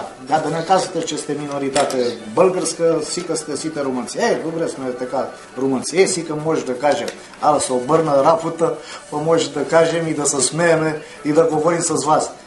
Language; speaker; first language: Bulgarian; early bilingual, heritage; Bulgarian